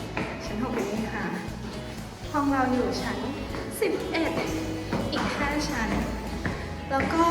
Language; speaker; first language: Thai; native; Thai